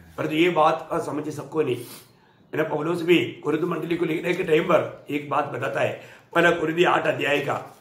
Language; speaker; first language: Hindi; non-native, local second language; Malayalam